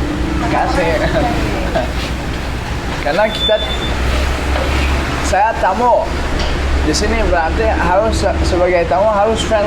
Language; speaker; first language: Indonesian; non-native, fluent; Persian